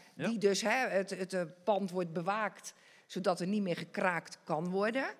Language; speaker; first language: Dutch; native; Dutch